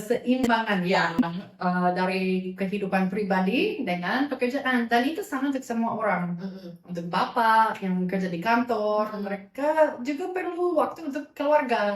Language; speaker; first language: Indonesian; non-native, fluent; English